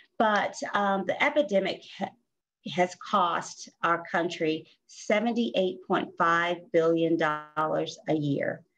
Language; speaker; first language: English; native; English